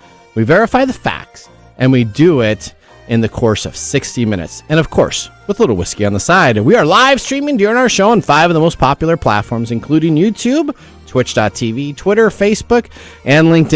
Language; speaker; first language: English; native; English